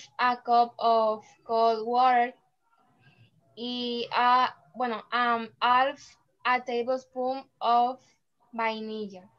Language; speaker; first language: English; non-native, learner; Spanish